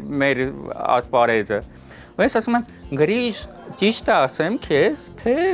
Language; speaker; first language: Armenian; native; Armenian